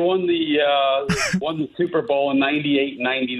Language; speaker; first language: English; native; English